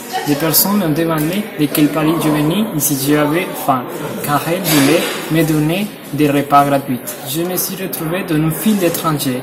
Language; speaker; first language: French; non-native, fluent; Spanish